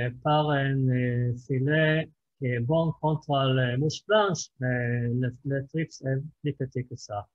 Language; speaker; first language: French; non-native, fluent; Hebrew